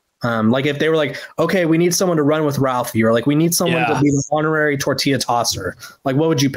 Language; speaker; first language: English; native; English